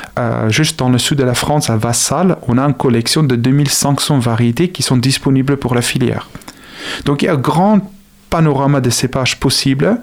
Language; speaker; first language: French; non-native, fluent; Afrikaans